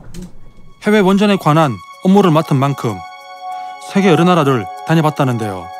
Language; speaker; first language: Korean; native; Korean